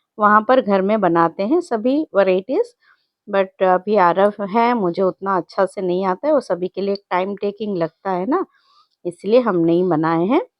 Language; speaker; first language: Hindi; non-native, local second language; Telugu